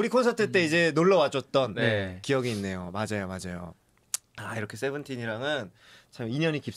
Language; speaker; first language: Korean; native; Korean